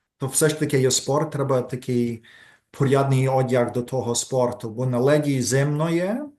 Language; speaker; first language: Ukrainian; early bilingual, heritage; Ukrainian